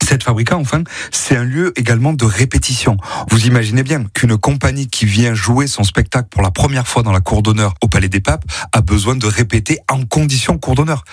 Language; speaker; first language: French; native; French